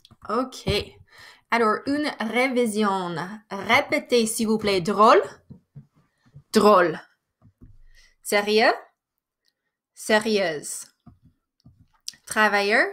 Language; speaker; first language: French; non-native, fluent; English